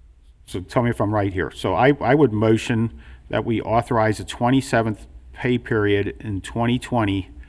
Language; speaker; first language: English; native; English